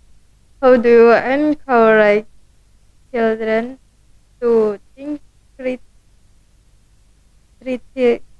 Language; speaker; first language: English; non-native, learner; Indonesian